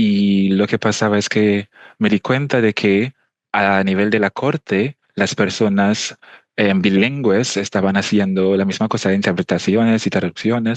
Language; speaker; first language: Spanish; non-native, fluent; English